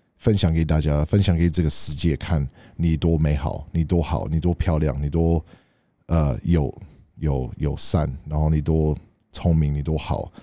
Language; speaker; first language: Chinese; native; Chinese